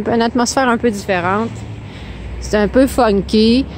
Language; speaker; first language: French; early bilingual, heritage; French